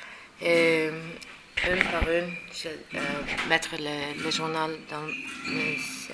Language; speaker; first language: French; non-native, learner; Norwegian